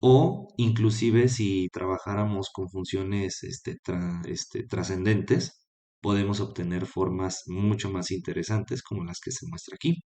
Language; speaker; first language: Spanish; native; Spanish